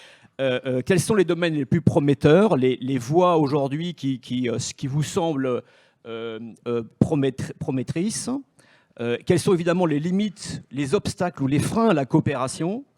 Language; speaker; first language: French; native; French